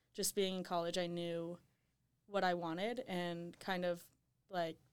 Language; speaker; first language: English; native; English